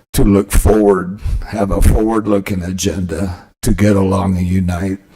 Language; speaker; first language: English; early bilingual, other home language; Spanish